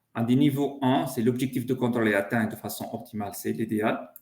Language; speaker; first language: French; non-native, local second language; Arabic